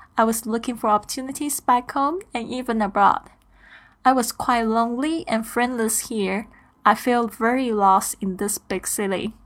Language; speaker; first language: English; non-native, fluent; Chinese